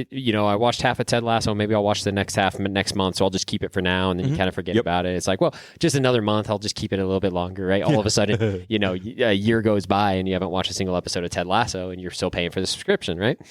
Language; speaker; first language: English; native; English